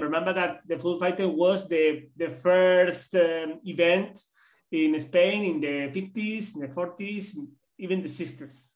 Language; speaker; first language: English; non-native, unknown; Spanish